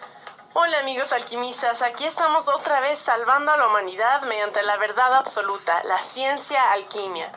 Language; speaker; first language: Spanish; native; Spanish